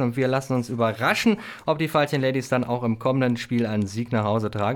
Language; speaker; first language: German; native; German